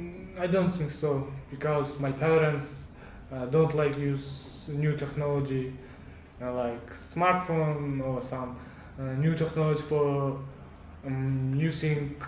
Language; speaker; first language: English; non-native, learner; Kazakh